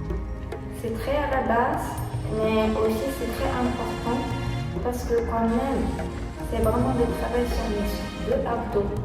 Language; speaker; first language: French; non-native, learner; Japanese